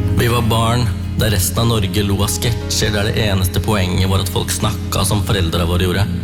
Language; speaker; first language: Norwegian; early bilingual, other home language; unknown